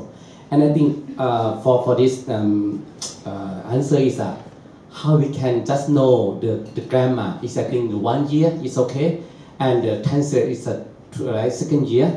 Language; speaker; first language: English; non-native, learner; Burmese